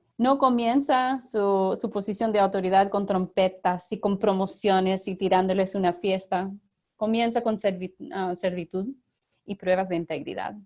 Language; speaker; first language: Spanish; early bilingual, other home language; English